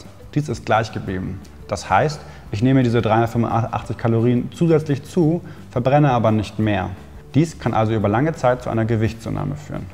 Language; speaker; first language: German; native; German